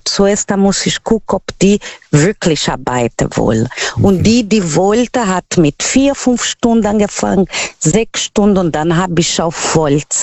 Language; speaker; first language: German; non-native, learner; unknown